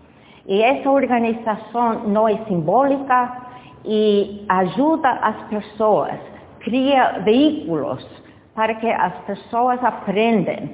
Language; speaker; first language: Portuguese; non-native, fluent; English